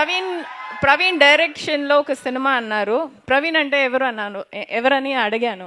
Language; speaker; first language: Telugu; non-native, learner; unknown